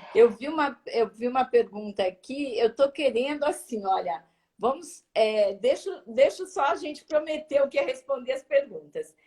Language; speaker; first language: Portuguese; native; Portuguese